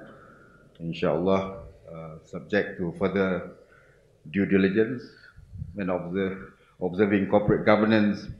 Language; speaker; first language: English; non-native, local second language; Malay